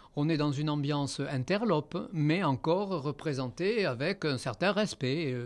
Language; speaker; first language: French; native; French